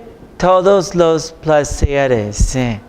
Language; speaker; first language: Spanish; non-native, fluent; English